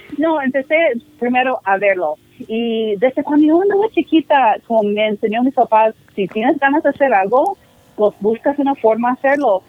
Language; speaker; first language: Spanish; non-native, fluent; English